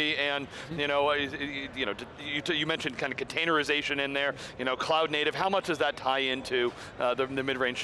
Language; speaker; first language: English; native; English